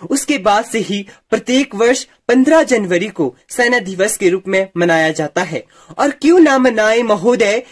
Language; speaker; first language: Hindi; native; Hindi